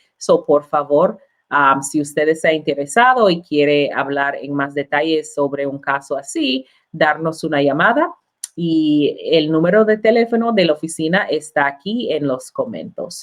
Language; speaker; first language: Spanish; non-native, learner; English